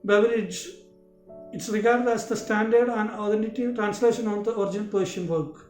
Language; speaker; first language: English; non-native, local second language; Malayalam